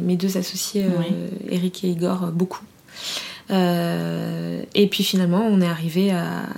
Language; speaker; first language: French; native; French